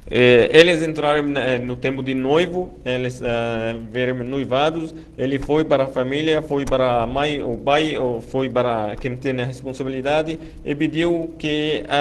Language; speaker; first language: Portuguese; non-native, fluent; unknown